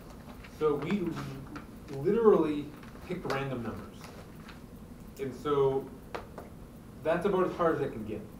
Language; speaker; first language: English; native; English